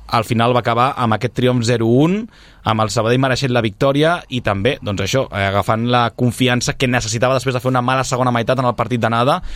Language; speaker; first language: Catalan; native; Catalan